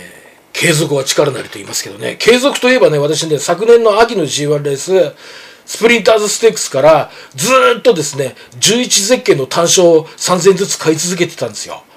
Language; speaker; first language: Japanese; native; Japanese